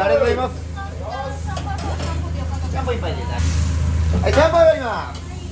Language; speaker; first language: Japanese; native; Japanese